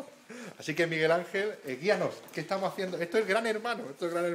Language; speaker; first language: Spanish; native; Spanish